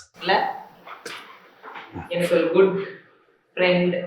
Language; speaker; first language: Tamil; non-native, learner; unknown